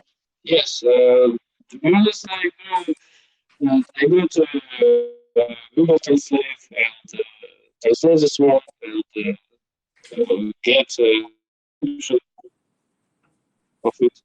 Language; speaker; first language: English; non-native, learner; Belarusian